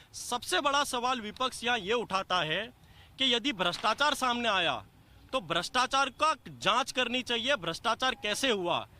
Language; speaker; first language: Hindi; non-native, local second language; Gujarati